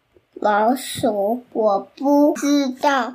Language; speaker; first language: Chinese; early bilingual, heritage; Chinese